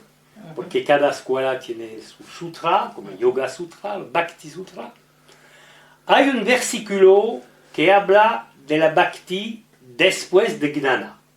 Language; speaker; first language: Spanish; non-native, learner; French